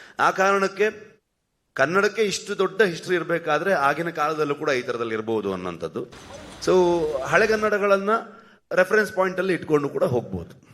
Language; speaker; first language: Kannada; native; Kannada